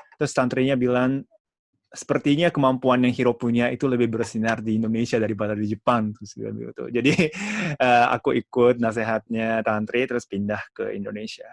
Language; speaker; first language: Indonesian; non-native, fluent; Japanese